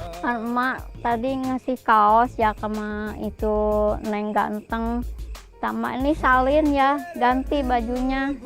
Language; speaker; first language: Indonesian; native; Indonesian